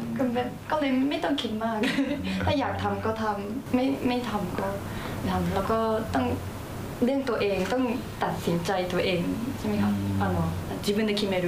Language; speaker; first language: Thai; early bilingual, heritage; Thai